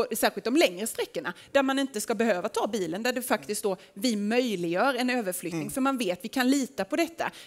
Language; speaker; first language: Swedish; native; Swedish